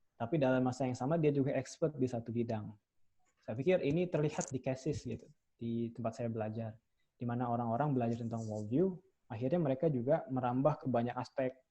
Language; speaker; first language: Indonesian; native; Indonesian